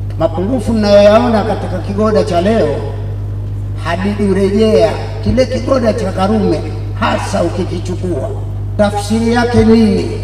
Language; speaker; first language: Swahili; native; Swahili